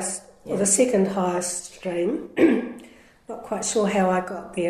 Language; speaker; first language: English; native; English